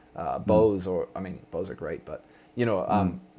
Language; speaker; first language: English; native; English